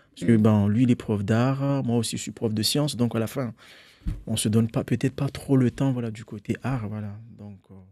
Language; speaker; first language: French; non-native, local second language; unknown